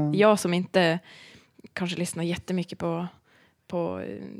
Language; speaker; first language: Swedish; non-native, fluent; Norwegian